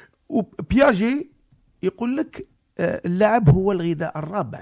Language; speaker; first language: Arabic; native; Arabic